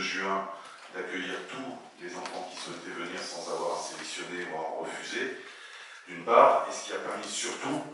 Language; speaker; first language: French; native; French